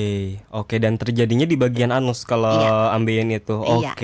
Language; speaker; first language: Indonesian; native; Indonesian